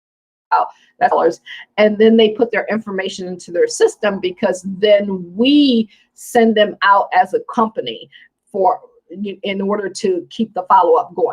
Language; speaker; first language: English; native; English